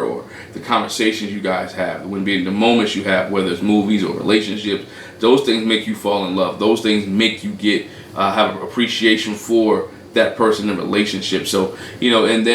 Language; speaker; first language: English; native; English